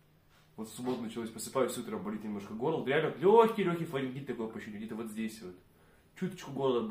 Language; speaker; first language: Russian; native; Russian